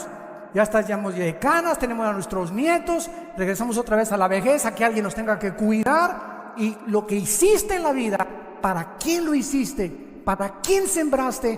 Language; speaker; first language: Spanish; native; Spanish